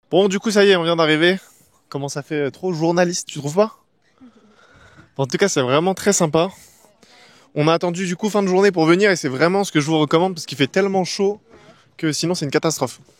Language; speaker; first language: French; native; French